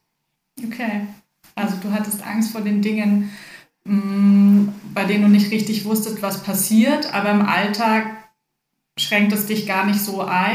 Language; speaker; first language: German; native; German